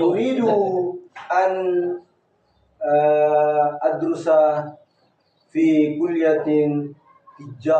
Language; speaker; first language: Arabic; non-native, learner; Indonesian